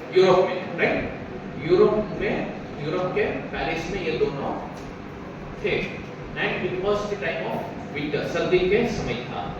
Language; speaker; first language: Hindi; non-native, local second language; Kannada